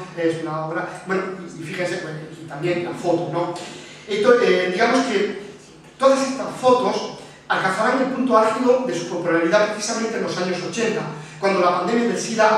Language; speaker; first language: Spanish; native; Spanish